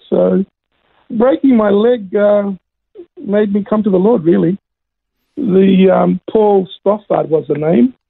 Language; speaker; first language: English; native; English